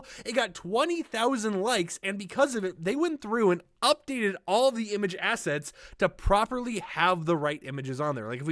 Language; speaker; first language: English; native; English